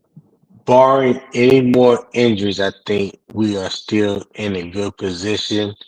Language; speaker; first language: English; native; English